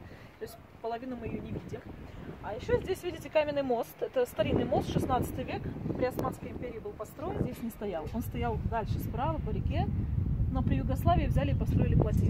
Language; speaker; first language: Russian; native; Russian